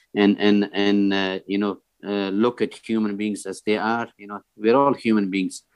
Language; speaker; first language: English; non-native, fluent; Persian